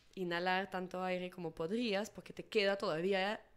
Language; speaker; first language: Spanish; non-native, fluent; English